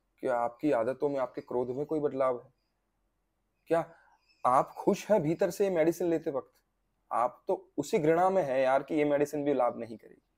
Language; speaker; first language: Hindi; non-native, local second language; Gujarati